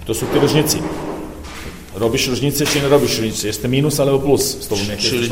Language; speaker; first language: Polish; non-native, learner; Serbian